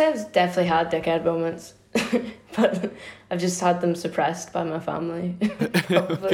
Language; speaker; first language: English; native; English